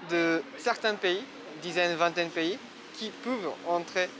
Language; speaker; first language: French; non-native, learner; Japanese